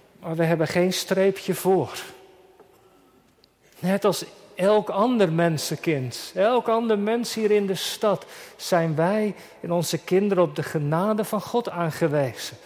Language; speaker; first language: Dutch; native; Dutch